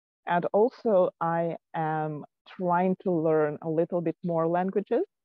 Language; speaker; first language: English; non-native, fluent; Ukrainian